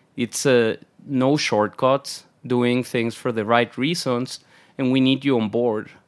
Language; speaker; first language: English; non-native, fluent; Spanish